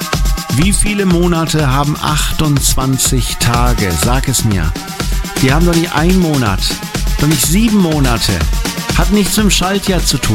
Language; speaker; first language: German; native; German